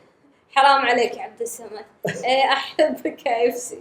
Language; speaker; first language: Arabic; non-native, fluent; Malayalam